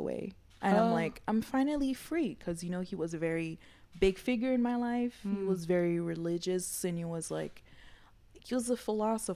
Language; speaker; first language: English; non-native, fluent; Haitian Creole